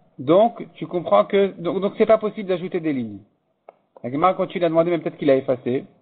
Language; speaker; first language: French; native; French